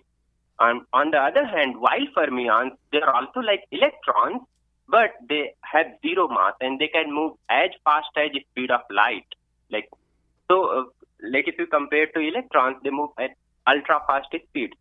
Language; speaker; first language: English; non-native, local second language; Hindi